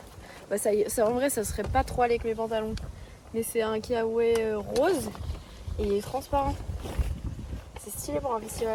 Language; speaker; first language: French; native; French